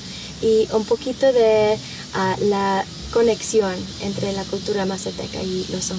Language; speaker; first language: Spanish; early bilingual, heritage; Spanish